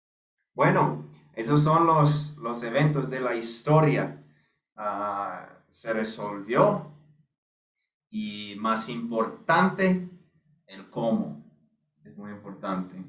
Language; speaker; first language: Spanish; non-native, fluent; English